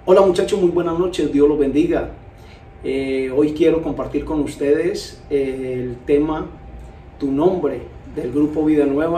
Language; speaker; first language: Spanish; native; Spanish